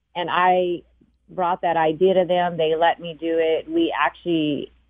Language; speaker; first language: English; early bilingual, other home language; Spanish